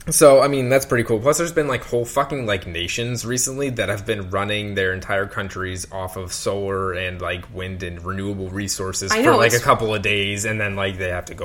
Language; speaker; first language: English; native; English